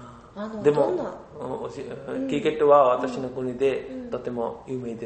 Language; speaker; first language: Japanese; non-native, learner; Bangla